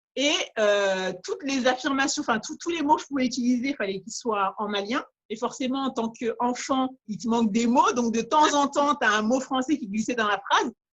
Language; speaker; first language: French; early bilingual, other home language; Bambara